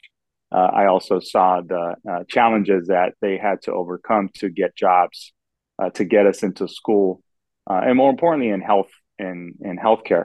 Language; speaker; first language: English; native; English